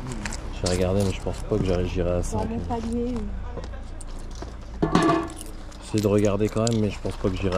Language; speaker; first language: French; native; French